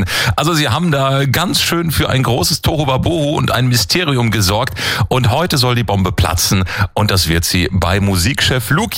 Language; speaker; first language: German; native; German